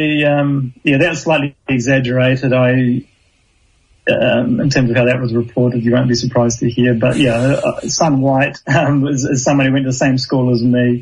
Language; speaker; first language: English; native; English